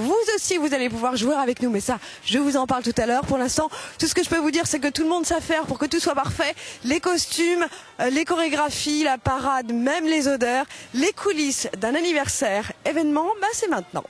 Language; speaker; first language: French; native; French